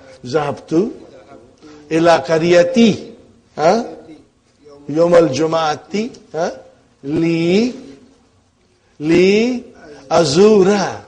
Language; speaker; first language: Arabic; non-native, fluent; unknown